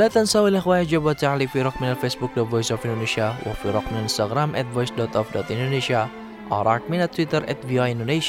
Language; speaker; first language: Arabic; non-native, fluent; Indonesian